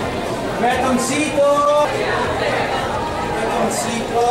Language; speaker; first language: Spanish; non-native, learner; English